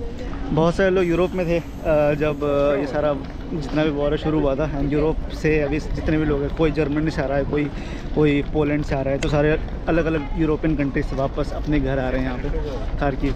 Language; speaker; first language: Hindi; native; Hindi